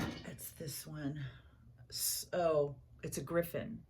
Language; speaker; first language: English; native; English